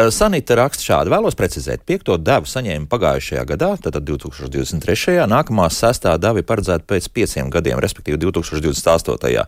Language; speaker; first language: Latvian; native; Latvian